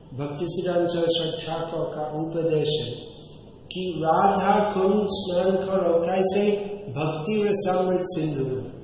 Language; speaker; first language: Hindi; non-native, fluent; English